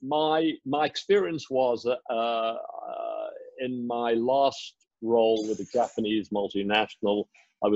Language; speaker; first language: English; native; English